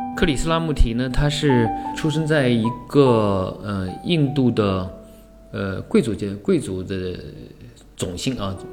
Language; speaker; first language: Chinese; native; Chinese